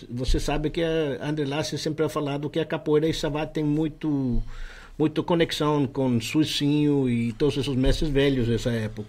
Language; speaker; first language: Portuguese; non-native, learner; Spanish